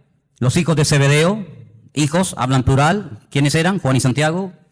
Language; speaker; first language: Spanish; native; Spanish